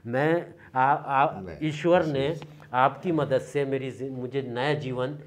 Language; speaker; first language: Hindi; native; Hindi